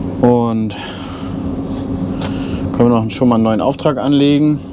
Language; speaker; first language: German; native; German